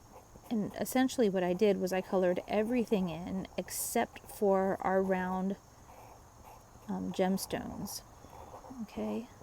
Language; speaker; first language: English; native; English